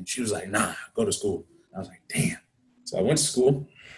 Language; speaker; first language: English; native; English